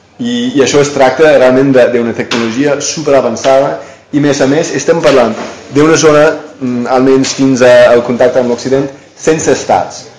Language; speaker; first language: Catalan; non-native, fluent; English